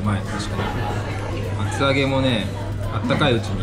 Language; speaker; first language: Japanese; native; Japanese